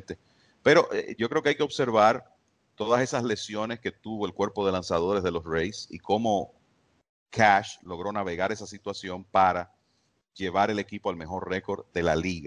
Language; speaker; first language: Spanish; native; Spanish